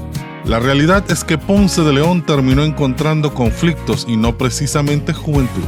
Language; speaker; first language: Spanish; native; Spanish